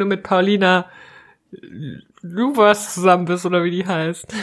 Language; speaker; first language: German; native; German